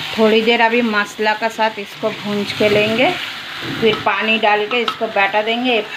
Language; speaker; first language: Hindi; non-native, local second language; Bangla